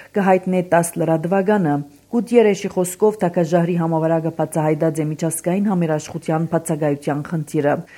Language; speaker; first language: Armenian; early bilingual, heritage; Armenian